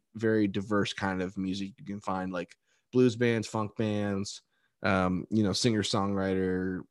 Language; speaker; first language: English; native; English